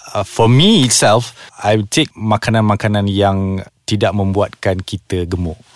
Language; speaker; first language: English; non-native, local second language; Malay